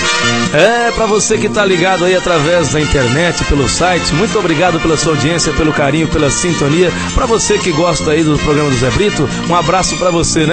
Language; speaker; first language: Portuguese; native; Portuguese